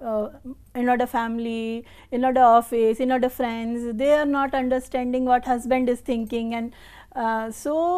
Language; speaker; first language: Tamil; non-native, learner; Hindi